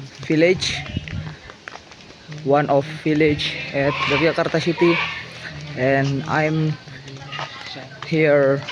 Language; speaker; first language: English; non-native, learner; Indonesian